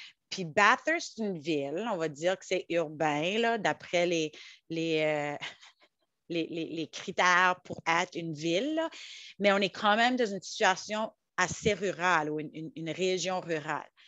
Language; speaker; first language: French; native; French